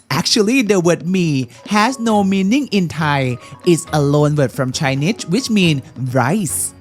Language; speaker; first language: English; non-native, fluent; Thai